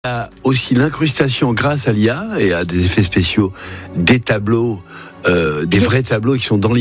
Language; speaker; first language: French; native; French